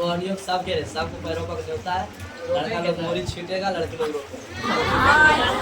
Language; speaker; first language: Hindi; native; Hindi